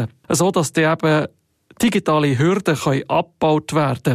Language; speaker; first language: German; native; German